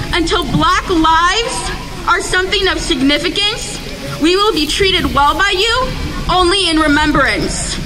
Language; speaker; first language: English; native; English